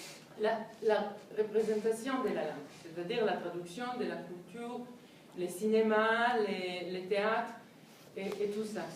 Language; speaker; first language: French; non-native, fluent; Hebrew